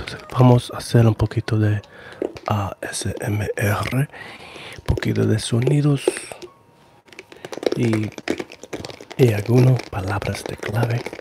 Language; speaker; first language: Spanish; non-native, learner; English